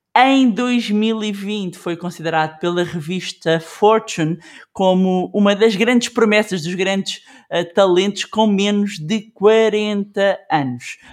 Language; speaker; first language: Portuguese; native; Portuguese